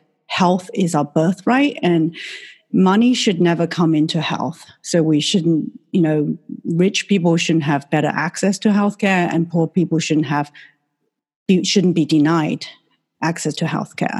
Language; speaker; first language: English; non-native, fluent; Chinese